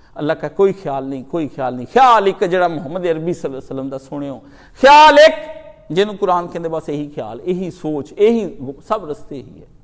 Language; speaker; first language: Urdu; non-native, local second language; Punjabi